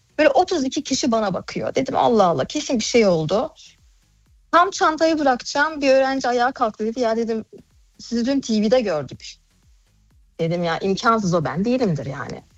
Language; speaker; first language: Turkish; early bilingual, heritage; Turkish